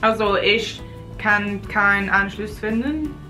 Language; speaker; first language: German; non-native, learner; English